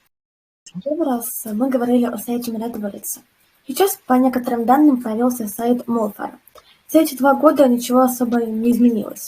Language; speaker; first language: Russian; native; Russian